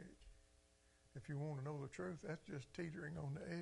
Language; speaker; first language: English; native; English